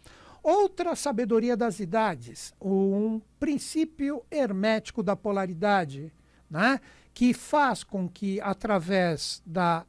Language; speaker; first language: Portuguese; native; Portuguese